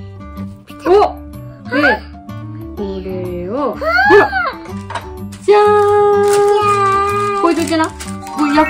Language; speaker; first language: Japanese; native; Japanese